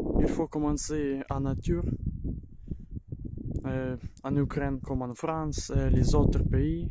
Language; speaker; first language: French; non-native, learner; Ukrainian